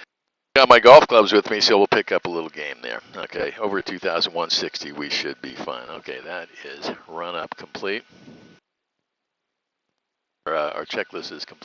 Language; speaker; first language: English; native; English